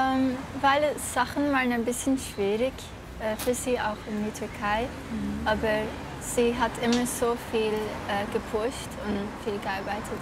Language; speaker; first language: German; early bilingual, heritage; Turkish